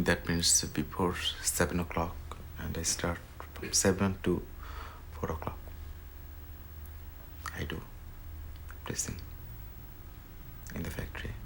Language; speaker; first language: English; non-native, learner; Bangla